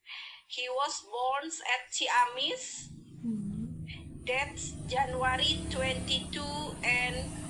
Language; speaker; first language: English; non-native, fluent; Indonesian